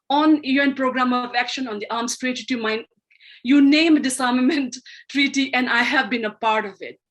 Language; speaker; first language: English; non-native, local second language; Manipuri